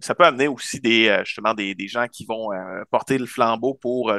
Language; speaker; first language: French; native; French